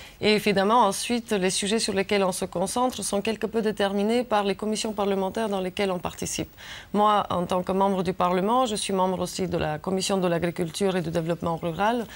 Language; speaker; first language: French; non-native, fluent; Bulgarian